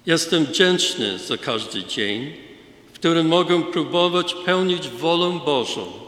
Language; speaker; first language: Polish; early bilingual, heritage; Polish